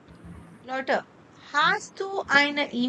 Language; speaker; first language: German; non-native, learner; Tamil